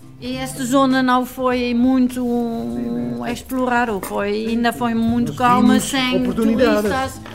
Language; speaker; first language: Portuguese; non-native, learner; Dutch